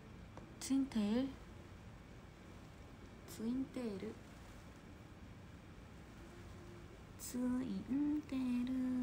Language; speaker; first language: Japanese; non-native, fluent; Korean